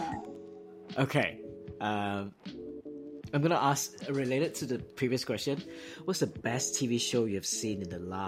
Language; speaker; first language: English; non-native, local second language; Cantonese